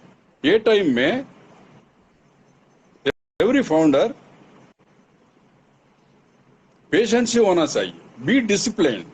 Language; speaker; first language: Hindi; non-native, local second language; Telugu